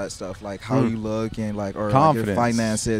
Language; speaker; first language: English; native; English